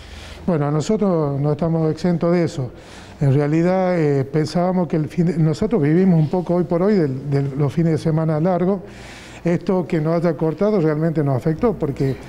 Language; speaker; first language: Spanish; native; Spanish